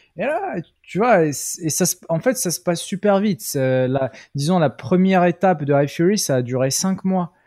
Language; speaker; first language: French; non-native, local second language; Arabic